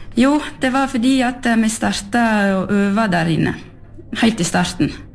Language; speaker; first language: Norwegian; non-native, fluent; French